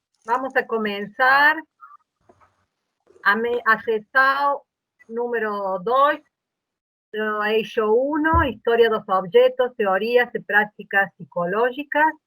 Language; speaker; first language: Portuguese; non-native, learner; Spanish